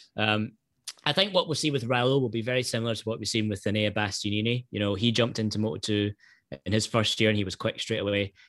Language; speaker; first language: English; native; English